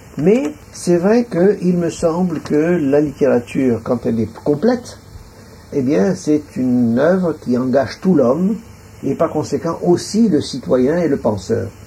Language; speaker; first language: French; non-native, local second language; Arabic